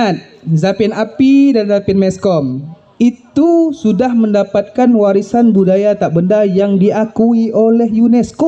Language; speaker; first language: Indonesian; native; Indonesian